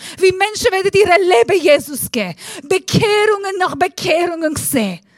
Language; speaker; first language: German; non-native, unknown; Persian